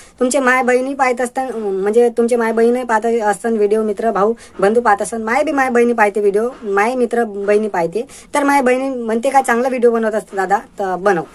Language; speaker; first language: Marathi; non-native, local second language; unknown